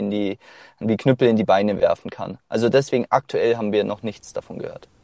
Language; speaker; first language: German; native; German